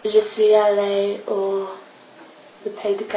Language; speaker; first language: French; non-native, learner; English